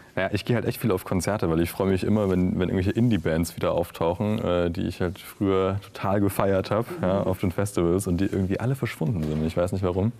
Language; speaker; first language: German; native; German